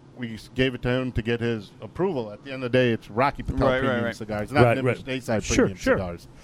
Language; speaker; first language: English; native; English